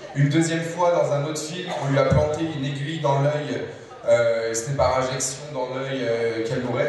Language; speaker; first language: French; native; French